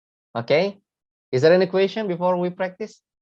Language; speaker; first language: English; non-native, fluent; Indonesian